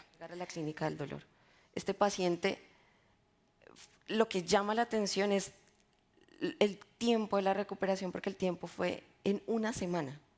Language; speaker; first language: Spanish; native; Spanish